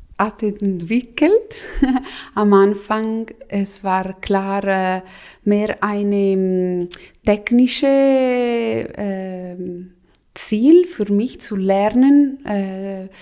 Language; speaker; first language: German; non-native, local second language; Italian